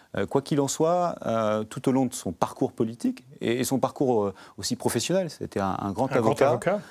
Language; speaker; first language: French; native; French